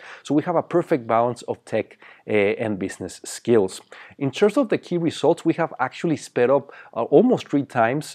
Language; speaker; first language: English; non-native, fluent; Spanish